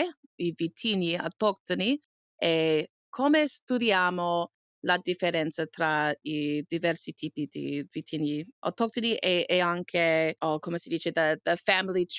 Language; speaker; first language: Italian; non-native, learner; English